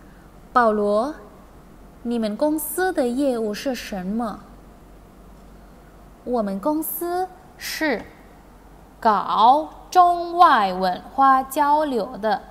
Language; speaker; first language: Chinese; non-native, fluent; Indonesian